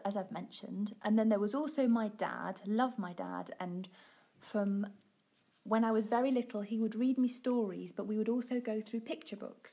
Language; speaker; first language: English; native; English